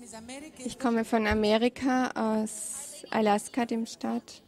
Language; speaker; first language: German; non-native, fluent; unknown